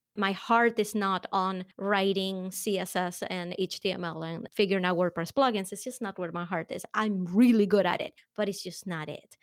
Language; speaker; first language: English; non-native, fluent; Spanish